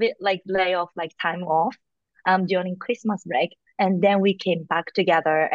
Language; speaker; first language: English; non-native, learner; Japanese